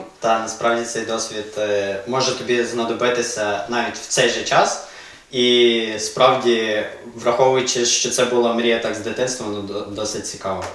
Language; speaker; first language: Ukrainian; native; Ukrainian